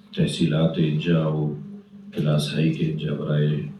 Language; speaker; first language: Persian; non-native, learner; Urdu